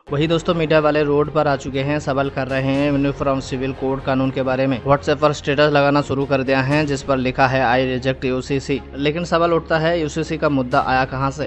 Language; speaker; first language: Hindi; non-native, local second language; Bangla